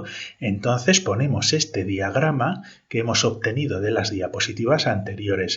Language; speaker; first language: Spanish; native; Spanish